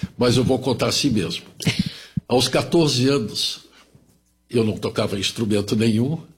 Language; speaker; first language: Portuguese; early bilingual, other home language; German